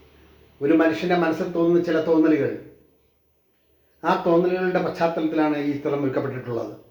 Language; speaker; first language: Malayalam; native; Malayalam